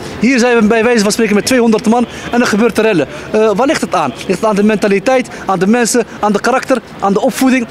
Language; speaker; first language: Dutch; early bilingual, other home language; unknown